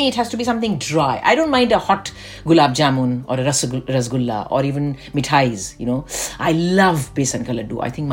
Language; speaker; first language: English; non-native, local second language; Bangla